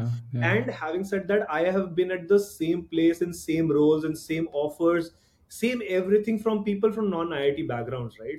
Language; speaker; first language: English; non-native, local second language; Hindi